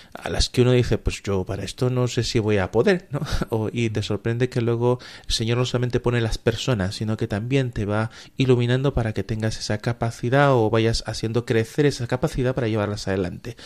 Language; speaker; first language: Spanish; native; Spanish